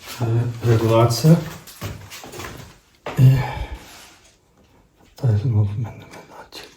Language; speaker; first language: Polish; non-native, learner; Portuguese